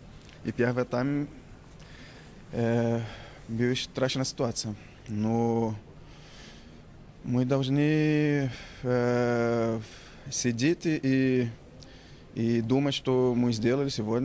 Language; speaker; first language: Russian; non-native, fluent; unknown